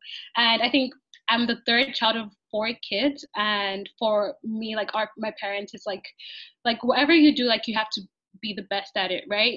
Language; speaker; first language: English; non-native, local second language; Yoruba